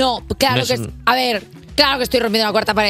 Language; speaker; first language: Spanish; native; Spanish